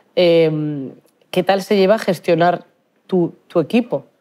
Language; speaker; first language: Spanish; native; Spanish